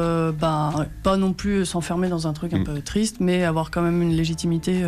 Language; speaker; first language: French; native; French